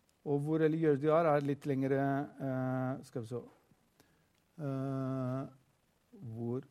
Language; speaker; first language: Norwegian; non-native, fluent; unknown